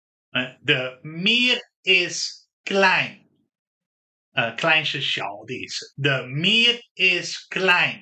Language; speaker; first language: Dutch; non-native, fluent; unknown